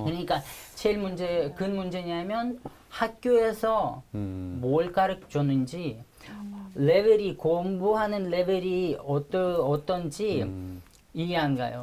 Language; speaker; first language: Korean; non-native, fluent; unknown